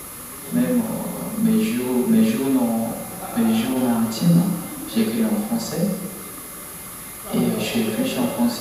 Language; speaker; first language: French; non-native, fluent; Korean